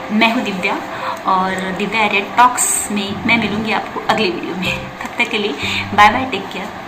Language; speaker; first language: Hindi; non-native, local second language; Marathi